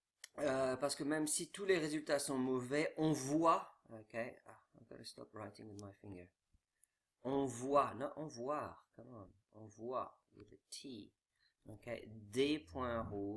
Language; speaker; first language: French; non-native, fluent; English